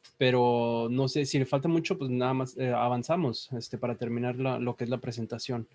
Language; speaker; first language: Spanish; native; Spanish